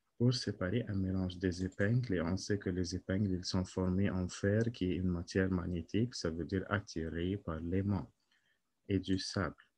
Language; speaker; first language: French; non-native, local second language; Arabic